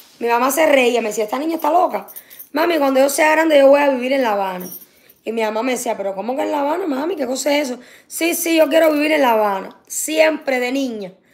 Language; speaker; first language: Spanish; native; Spanish